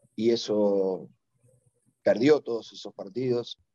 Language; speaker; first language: Spanish; native; Spanish